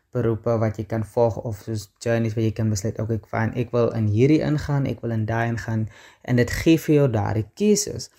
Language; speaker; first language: Afrikaans; native; Afrikaans